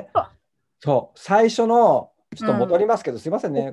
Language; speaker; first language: Japanese; native; Japanese